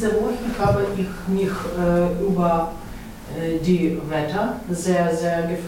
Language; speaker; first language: German; non-native, learner; Ukrainian